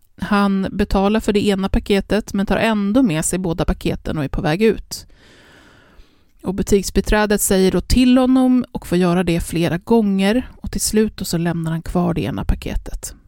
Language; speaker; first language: Swedish; native; Swedish